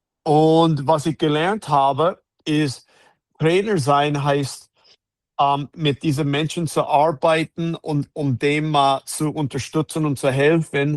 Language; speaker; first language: German; non-native, fluent; English